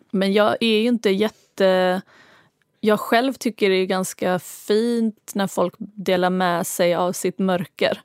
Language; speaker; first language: Swedish; early bilingual, other home language; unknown